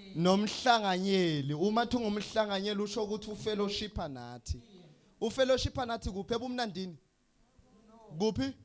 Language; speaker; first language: Zulu; non-native, local second language; Swati